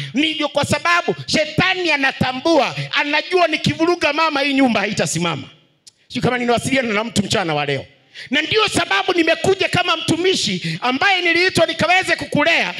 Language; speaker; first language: Swahili; non-native, local second language; Luyia